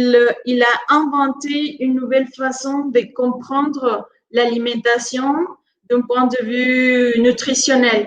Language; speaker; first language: French; non-native, fluent; Spanish